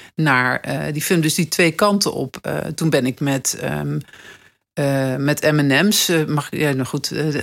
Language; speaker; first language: Dutch; native; Dutch